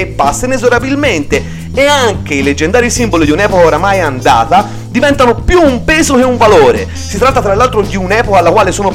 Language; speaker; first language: Italian; native; Italian